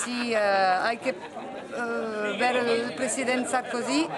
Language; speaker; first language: Catalan; non-native, learner; French